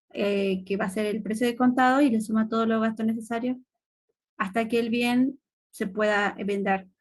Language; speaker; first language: Spanish; native; Spanish